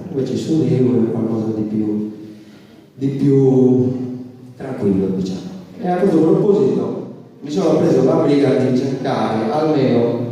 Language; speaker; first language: Italian; native; Italian